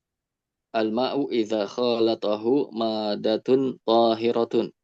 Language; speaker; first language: Arabic; non-native, learner; Indonesian